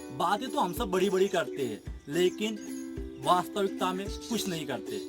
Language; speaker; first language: Hindi; native; Hindi